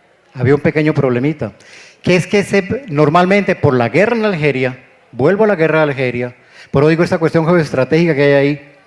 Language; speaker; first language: Spanish; native; Spanish